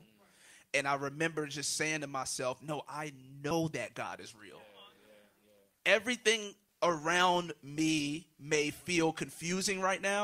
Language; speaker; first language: English; native; English